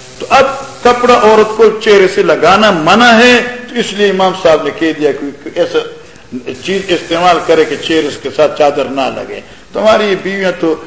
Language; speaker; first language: Urdu; native; Urdu